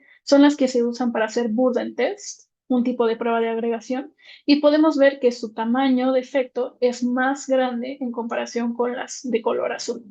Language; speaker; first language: Spanish; native; Spanish